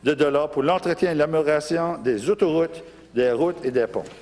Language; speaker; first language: French; non-native, local second language; English